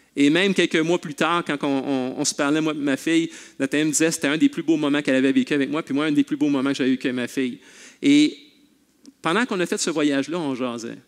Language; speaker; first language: French; native; French